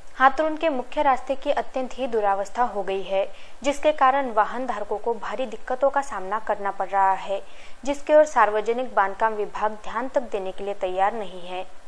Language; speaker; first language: Hindi; non-native, local second language; Marathi